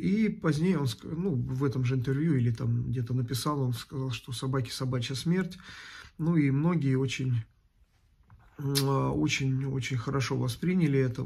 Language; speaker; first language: Russian; native; Russian